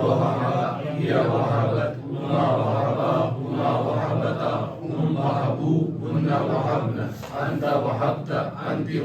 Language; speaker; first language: Arabic; non-native, learner; Urdu